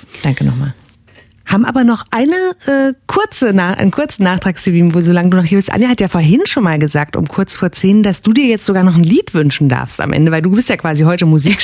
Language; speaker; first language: German; native; German